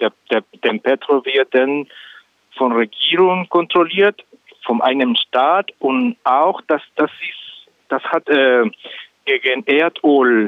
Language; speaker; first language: German; non-native, learner; Spanish